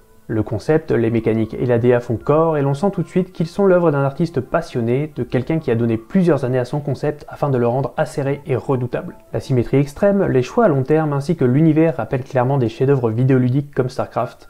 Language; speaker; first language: French; native; French